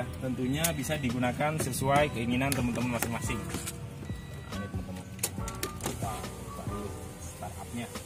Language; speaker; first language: Indonesian; native; Indonesian